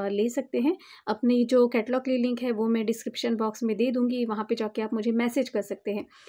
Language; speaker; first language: Hindi; non-native, local second language; Marathi